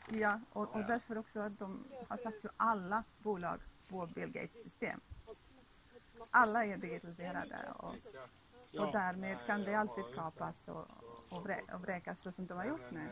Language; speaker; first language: Swedish; non-native, fluent; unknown